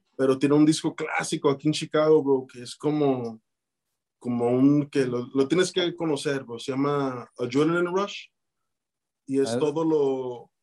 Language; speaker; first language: Spanish; early bilingual, heritage; Spanish